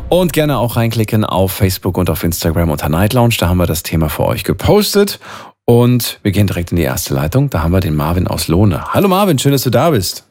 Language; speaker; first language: German; native; German